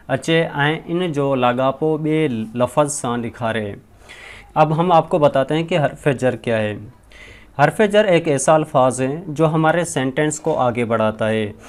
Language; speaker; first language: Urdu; non-native, local second language; Sindhi